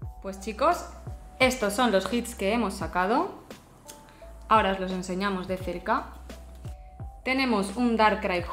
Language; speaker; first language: Spanish; native; Spanish